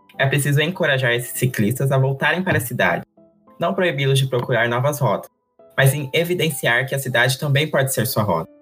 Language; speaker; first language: Portuguese; native; Portuguese